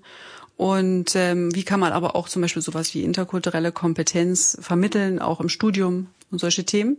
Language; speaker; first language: German; native; German